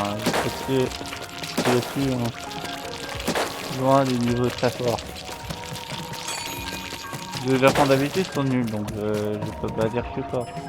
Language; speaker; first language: French; native; French